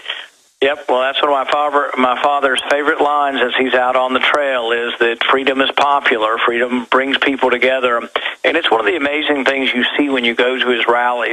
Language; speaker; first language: English; native; English